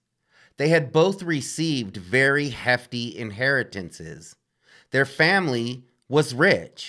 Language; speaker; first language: English; native; English